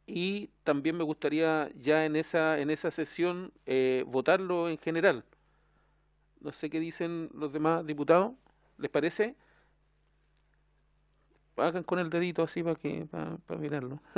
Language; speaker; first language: Spanish; native; Spanish